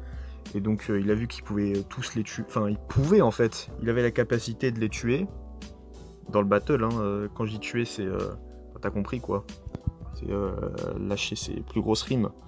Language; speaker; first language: French; native; French